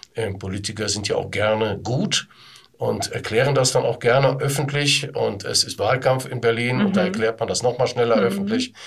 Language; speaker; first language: German; native; German